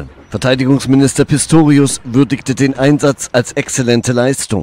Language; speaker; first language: German; native; German